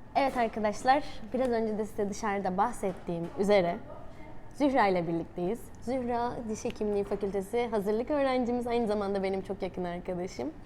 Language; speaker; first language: Turkish; native; Turkish